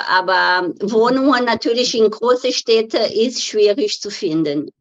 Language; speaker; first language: German; non-native, fluent; Portuguese